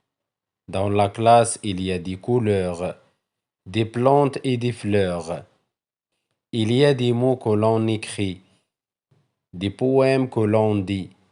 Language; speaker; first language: French; non-native, local second language; Arabic